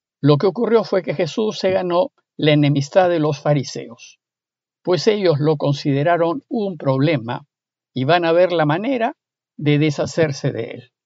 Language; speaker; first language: Spanish; native; Spanish